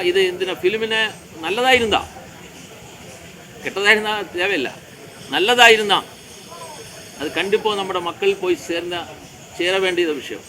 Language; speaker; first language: Tamil; non-native, learner; Malayalam